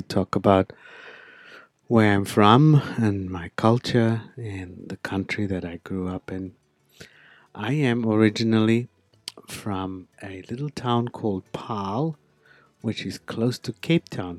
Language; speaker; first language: English; non-native, local second language; Afrikaans